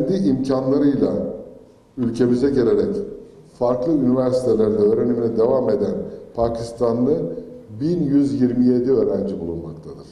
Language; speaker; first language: Turkish; native; Turkish